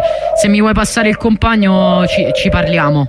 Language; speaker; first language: Italian; native; Italian